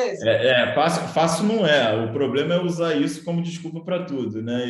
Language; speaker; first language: Portuguese; native; Portuguese